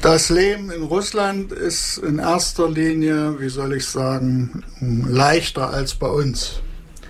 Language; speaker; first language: German; native; German